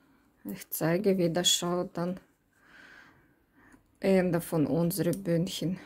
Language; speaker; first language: German; non-native, learner; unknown